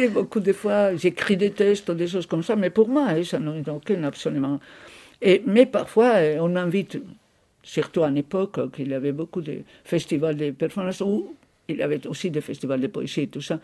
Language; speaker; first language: French; non-native, fluent; Spanish